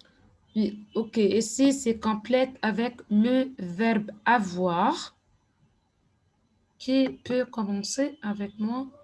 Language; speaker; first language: French; non-native, fluent; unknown